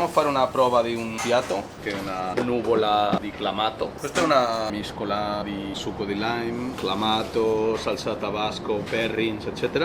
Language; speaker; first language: Italian; non-native, learner; Spanish